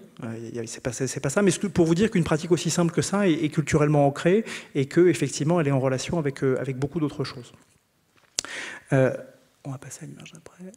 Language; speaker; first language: French; native; French